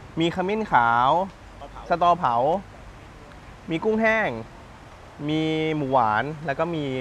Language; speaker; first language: Thai; native; Thai